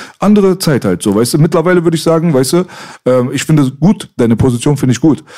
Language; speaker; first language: German; early bilingual, other home language; Persian